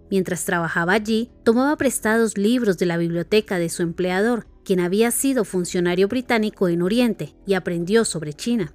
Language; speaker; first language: Spanish; native; Spanish